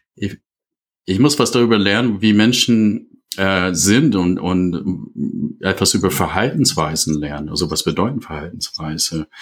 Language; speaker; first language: German; non-native, fluent; English